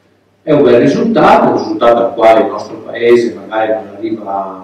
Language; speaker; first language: Italian; native; Italian